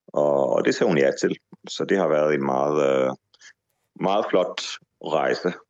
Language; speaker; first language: Danish; non-native, fluent; Hebrew